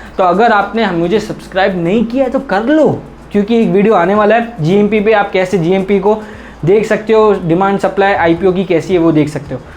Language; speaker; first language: Hindi; native; Hindi